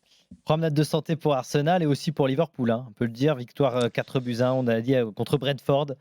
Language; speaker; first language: French; native; French